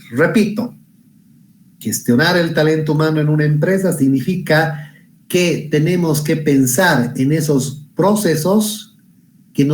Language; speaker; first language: Spanish; native; Spanish